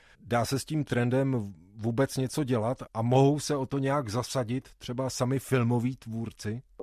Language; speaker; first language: Czech; native; Czech